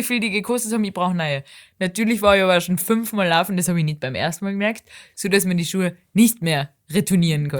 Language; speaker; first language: German; native; German